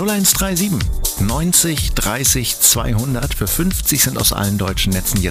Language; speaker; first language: German; native; German